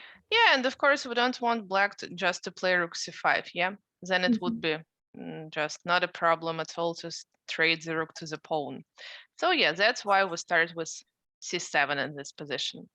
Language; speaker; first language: English; non-native, fluent; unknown